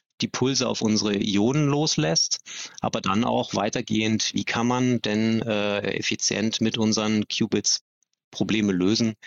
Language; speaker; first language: German; native; German